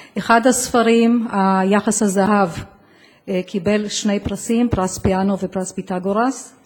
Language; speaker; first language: Hebrew; native; Hebrew